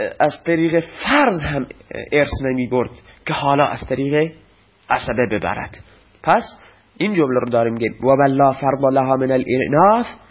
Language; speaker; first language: Persian; non-native, local second language; Baluchi